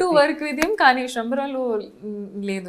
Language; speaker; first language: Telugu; non-native, learner; Hindi